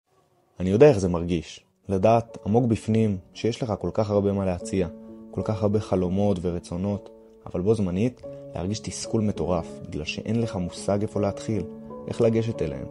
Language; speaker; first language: Hebrew; native; Hebrew